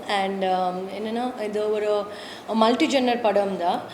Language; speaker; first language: Tamil; non-native, learner; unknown